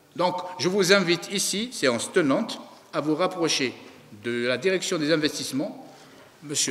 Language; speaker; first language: French; non-native, local second language; Arabic